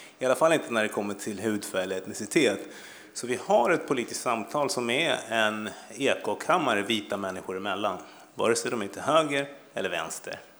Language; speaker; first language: Swedish; early bilingual, other home language; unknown